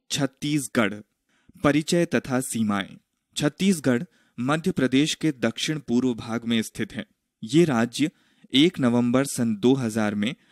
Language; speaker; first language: Hindi; native; Hindi